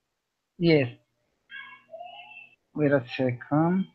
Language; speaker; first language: English; non-native, learner; Spanish